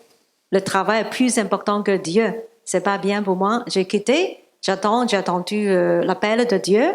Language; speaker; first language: French; non-native, learner; Cantonese